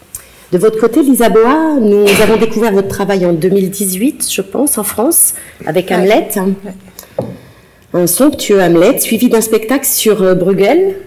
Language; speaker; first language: French; native; French